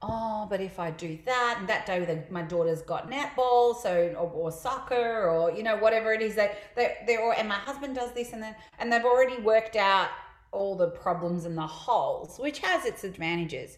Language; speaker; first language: English; native; English